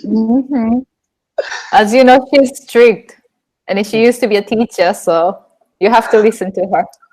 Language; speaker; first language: English; non-native, fluent; Japanese